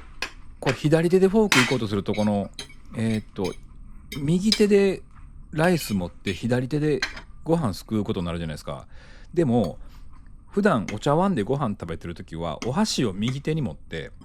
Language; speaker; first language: Japanese; native; Japanese